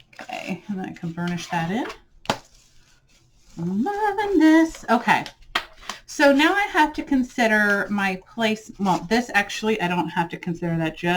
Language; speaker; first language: English; native; English